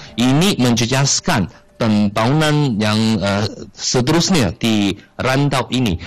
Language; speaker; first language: Malay; non-native, fluent; Chinese